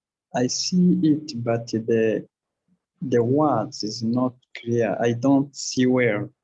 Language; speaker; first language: English; non-native, learner; Kinyarwanda